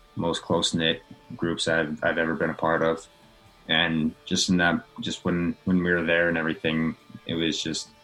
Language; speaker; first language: English; native; English